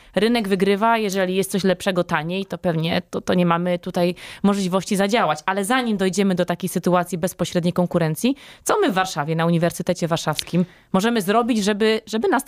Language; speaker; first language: Polish; native; Polish